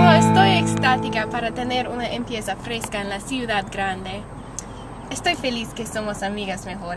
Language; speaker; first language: Spanish; non-native, learner; English